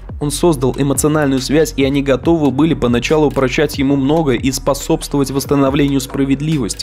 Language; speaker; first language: Russian; native; Russian